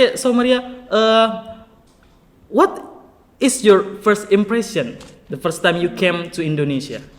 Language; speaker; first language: English; non-native, learner; Indonesian